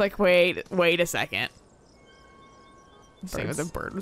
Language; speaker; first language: English; native; English